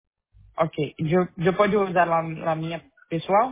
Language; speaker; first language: Spanish; non-native, learner; Portuguese